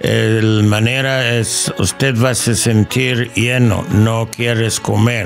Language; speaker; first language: Spanish; non-native, learner; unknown